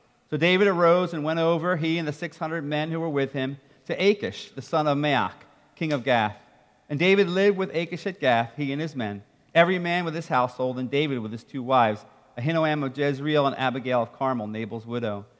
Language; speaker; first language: English; native; English